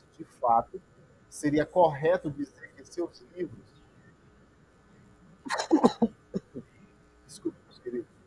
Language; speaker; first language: Portuguese; native; Portuguese